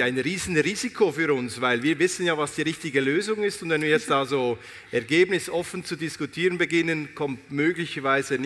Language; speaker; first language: German; native; German